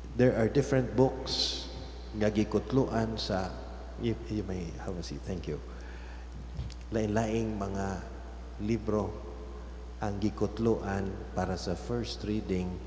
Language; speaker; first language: Cebuano; native; Cebuano